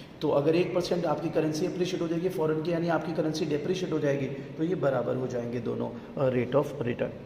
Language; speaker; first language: Hindi; native; Hindi